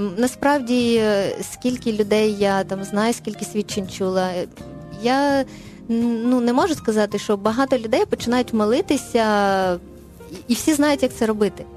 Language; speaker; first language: Ukrainian; non-native, local second language; Russian